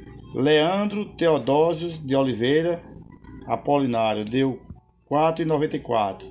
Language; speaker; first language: Portuguese; native; Portuguese